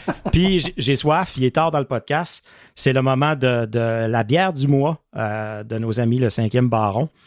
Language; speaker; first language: French; native; French